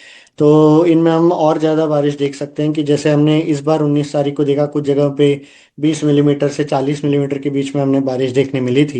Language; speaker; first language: Hindi; non-native, local second language; Gujarati